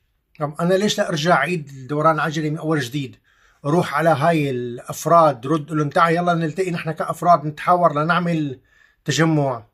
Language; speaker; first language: Arabic; native; Arabic